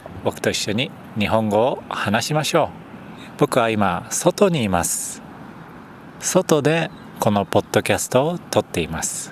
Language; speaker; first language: Japanese; native; Japanese